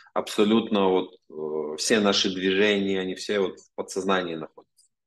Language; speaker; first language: Russian; non-native, local second language; Ukrainian